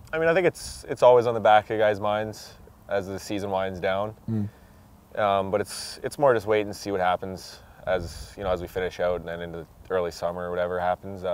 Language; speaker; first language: English; native; English